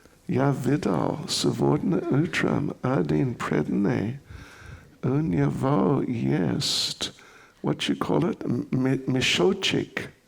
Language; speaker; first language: Russian; non-native, learner; English